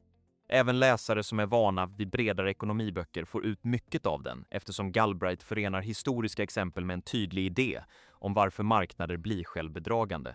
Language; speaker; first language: Swedish; native; Swedish